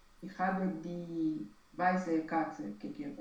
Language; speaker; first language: German; non-native, learner; Romanian